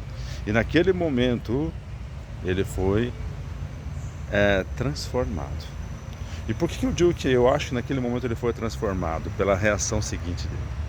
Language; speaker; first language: Portuguese; native; Portuguese